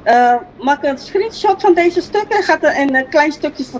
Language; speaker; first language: Dutch; non-native, local second language; Papiamento